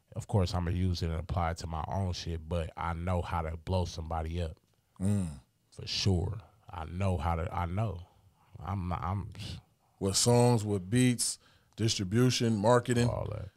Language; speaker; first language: English; native; English